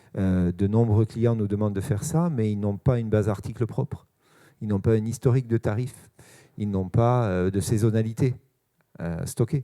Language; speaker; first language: French; native; French